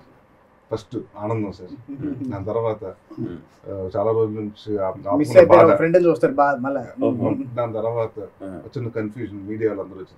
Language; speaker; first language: Telugu; native; Telugu